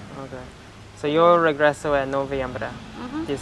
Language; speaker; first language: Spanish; non-native, learner; English